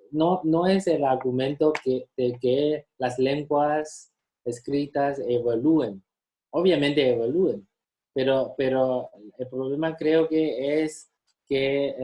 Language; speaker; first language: Spanish; non-native, fluent; Chinese